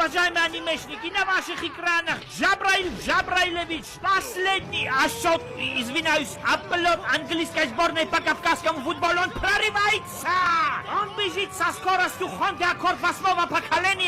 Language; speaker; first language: Russian; native; Russian